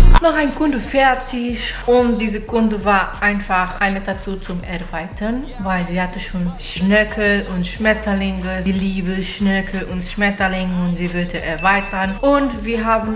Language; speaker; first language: German; non-native, fluent; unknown